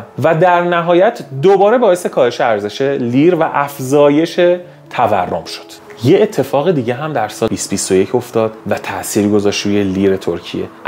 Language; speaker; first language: Persian; native; Persian